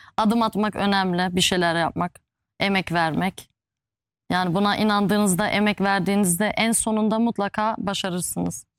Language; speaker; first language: Turkish; early bilingual, heritage; Turkish